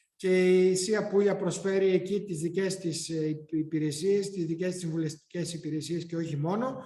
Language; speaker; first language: Greek; native; Greek